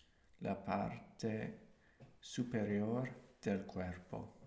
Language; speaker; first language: Spanish; non-native, learner; English